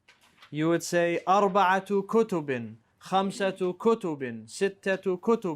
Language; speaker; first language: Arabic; non-native, fluent; English